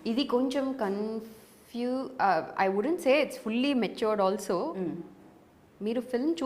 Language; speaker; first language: Telugu; non-native, learner; Tamil